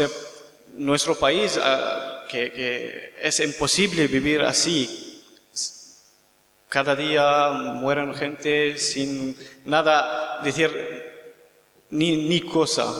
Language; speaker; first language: Spanish; non-native, learner; Kurdish